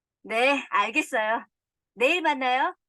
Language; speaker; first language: Korean; non-native, learner; Indonesian